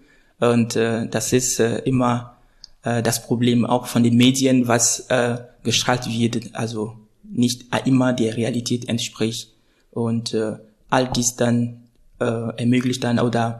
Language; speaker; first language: German; non-native, fluent; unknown